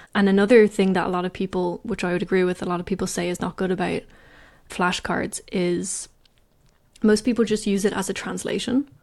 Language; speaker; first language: English; native; English